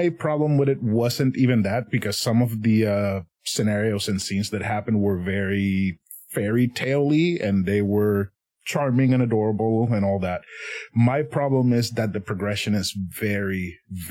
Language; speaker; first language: English; non-native, fluent; Spanish